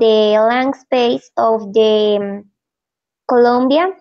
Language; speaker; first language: English; non-native, learner; Spanish